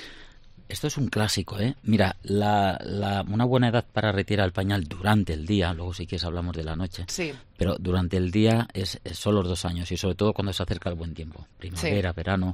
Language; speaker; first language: Spanish; native; Spanish